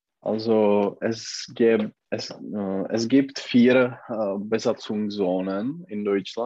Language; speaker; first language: German; non-native, learner; Czech